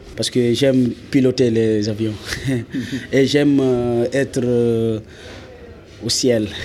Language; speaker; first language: French; non-native, local second language; Fula